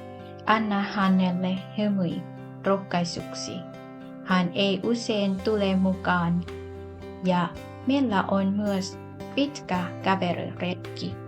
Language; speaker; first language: Finnish; non-native, learner; Thai